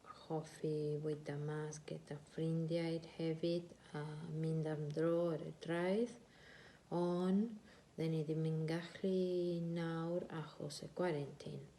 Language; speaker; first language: Welsh; non-native, learner; Spanish